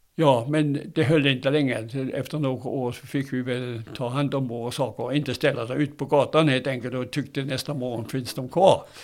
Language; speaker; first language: Swedish; non-native, fluent; German